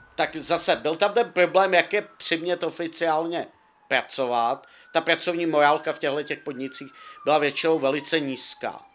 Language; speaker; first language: Czech; native; Czech